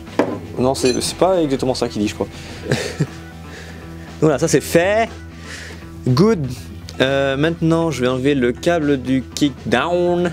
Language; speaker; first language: French; native; French